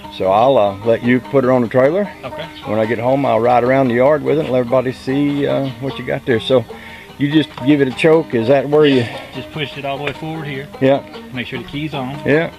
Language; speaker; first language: English; native; English